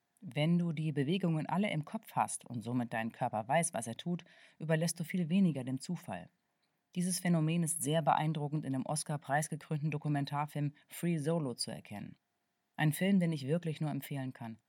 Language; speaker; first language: German; native; German